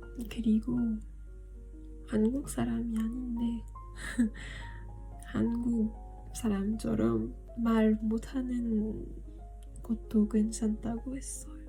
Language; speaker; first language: Korean; non-native, learner; French